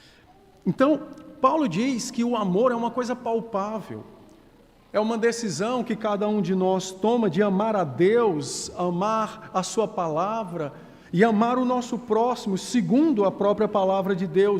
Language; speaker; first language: Portuguese; native; Portuguese